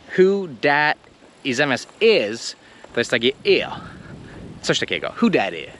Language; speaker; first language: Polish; non-native, fluent; English